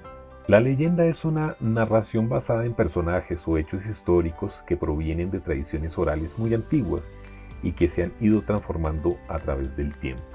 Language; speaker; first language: Spanish; native; Spanish